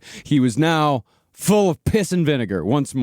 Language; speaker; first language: English; native; English